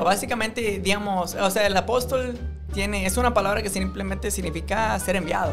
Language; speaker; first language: Spanish; non-native, fluent; English